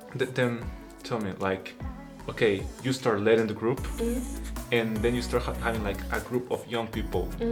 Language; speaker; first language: English; non-native, fluent; Spanish